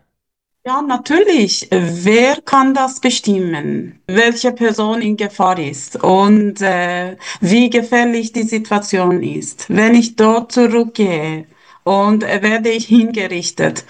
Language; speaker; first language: German; non-native, fluent; Persian